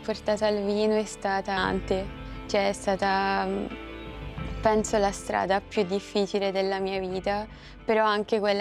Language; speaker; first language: Italian; native; Italian